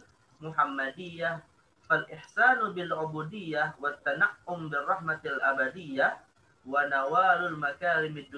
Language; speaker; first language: Arabic; non-native, fluent; Indonesian